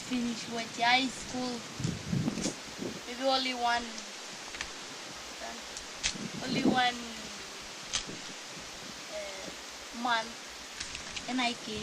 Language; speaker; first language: English; non-native, learner; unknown